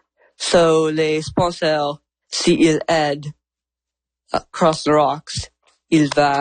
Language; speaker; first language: French; non-native, learner; English